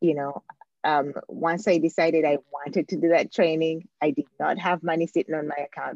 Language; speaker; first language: English; non-native, local second language; Ganda